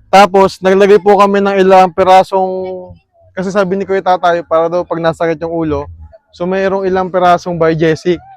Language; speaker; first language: Filipino; native; Filipino